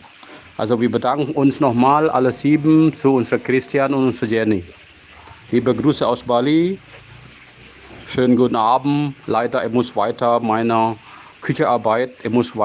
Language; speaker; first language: German; non-native, fluent; Indonesian